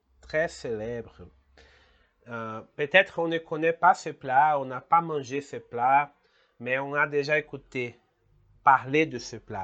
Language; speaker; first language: French; non-native, learner; Portuguese